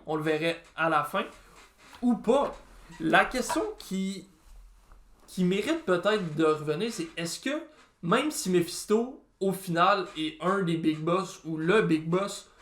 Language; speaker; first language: French; native; French